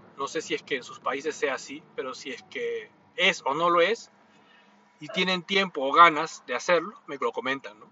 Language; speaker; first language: Spanish; native; Spanish